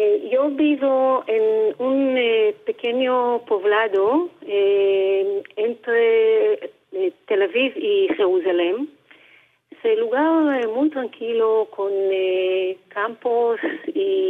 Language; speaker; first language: Spanish; non-native, learner; Hebrew